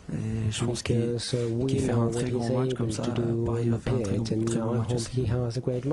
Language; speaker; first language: French; non-native, fluent; Portuguese